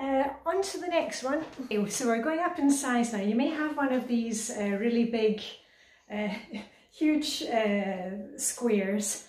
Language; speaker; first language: English; native; English